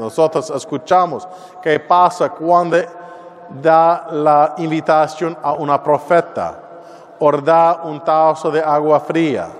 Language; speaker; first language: Spanish; non-native, learner; English